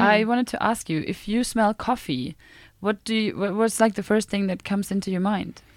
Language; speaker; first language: English; non-native, fluent; German